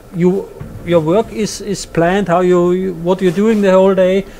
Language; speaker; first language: English; non-native, fluent; German